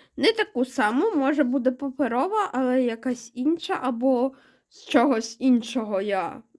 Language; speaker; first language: Ukrainian; non-native, local second language; Russian